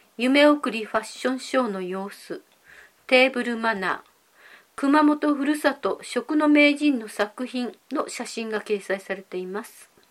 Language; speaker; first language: Japanese; native; Japanese